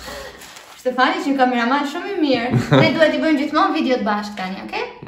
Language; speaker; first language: Albanian; early bilingual, heritage; Albanian